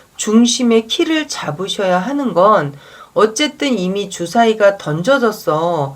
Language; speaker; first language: Korean; native; Korean